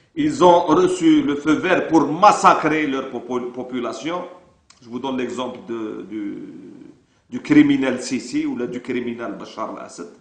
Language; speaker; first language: French; non-native, local second language; Arabic